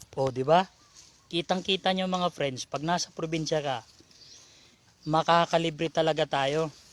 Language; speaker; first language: Filipino; native; Filipino